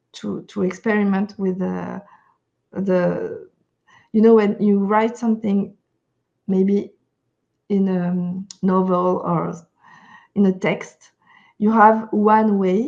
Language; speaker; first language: English; non-native, fluent; French